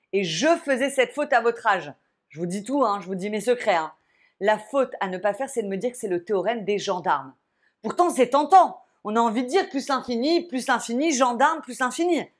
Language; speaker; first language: French; native; French